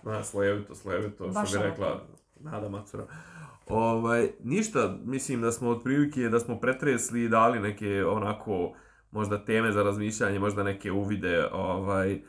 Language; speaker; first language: Serbian; native; Serbian